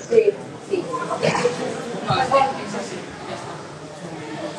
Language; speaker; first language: Spanish; non-native, learner; Portuguese